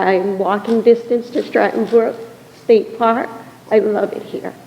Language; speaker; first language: English; native; English